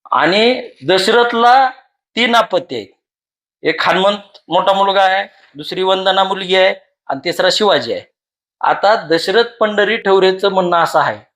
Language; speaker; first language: Marathi; native; Marathi